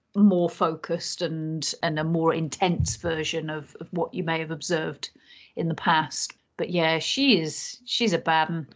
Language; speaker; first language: English; native; English